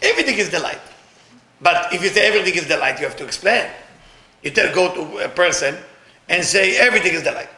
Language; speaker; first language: English; non-native, fluent; Hebrew